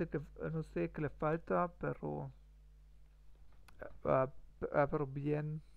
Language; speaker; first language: Spanish; non-native, learner; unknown